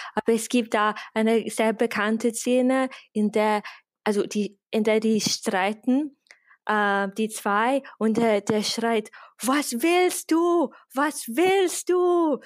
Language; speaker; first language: German; non-native, fluent; English